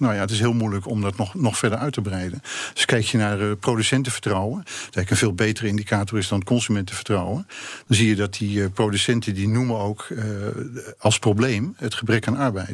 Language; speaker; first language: Dutch; native; Dutch